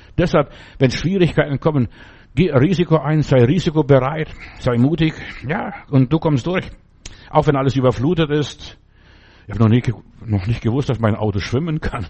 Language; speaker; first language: German; early bilingual, other home language; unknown